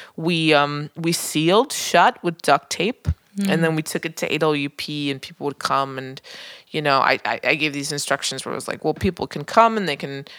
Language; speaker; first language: English; non-native, local second language; Spanish